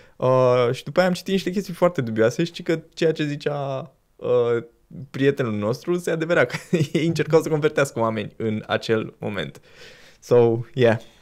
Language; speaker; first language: Romanian; native; Romanian